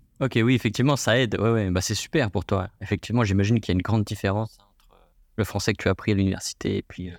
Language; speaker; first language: French; native; French